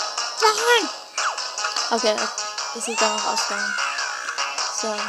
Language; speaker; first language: German; native; German